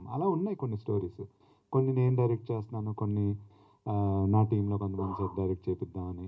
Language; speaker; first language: Telugu; native; Telugu